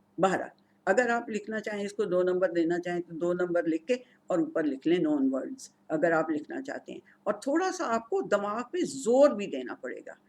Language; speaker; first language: Urdu; non-native, local second language; Punjabi